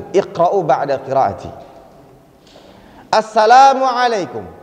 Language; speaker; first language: Arabic; non-native, fluent; Indonesian